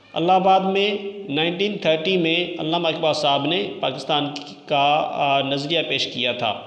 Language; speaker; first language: Urdu; non-native, local second language; Sindhi